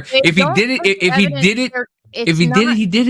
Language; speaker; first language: English; native; English